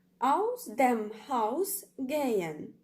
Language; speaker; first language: German; non-native, fluent; Ukrainian